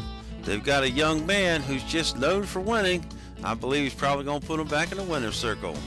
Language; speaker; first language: English; native; English